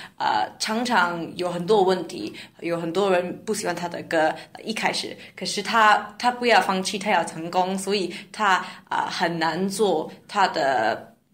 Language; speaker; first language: Chinese; non-native, learner; English